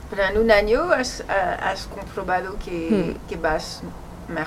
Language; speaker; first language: Spanish; non-native, fluent; French